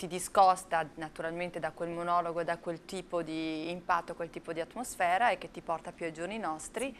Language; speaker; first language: Italian; native; Italian